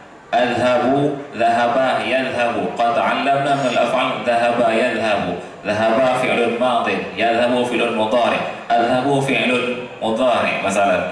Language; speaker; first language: Arabic; non-native, fluent; Indonesian